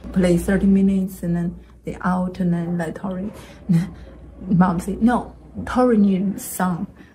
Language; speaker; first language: English; non-native, learner; Chinese